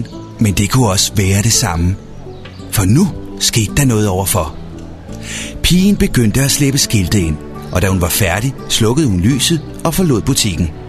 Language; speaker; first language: Danish; native; Danish